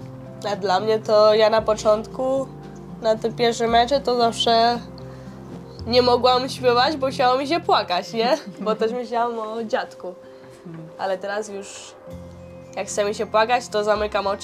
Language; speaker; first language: Polish; early bilingual, heritage; Polish